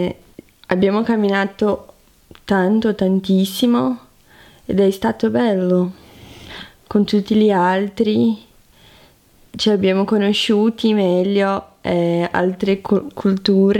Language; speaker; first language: Italian; non-native, fluent; Portuguese